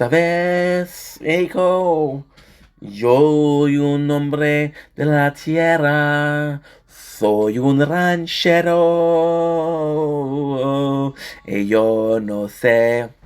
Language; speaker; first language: Spanish; non-native, learner; English